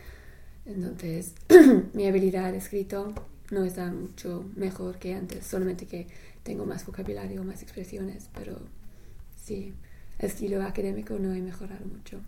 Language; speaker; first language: Spanish; non-native, fluent; English